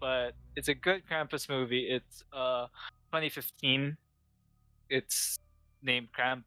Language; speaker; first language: English; non-native, local second language; Filipino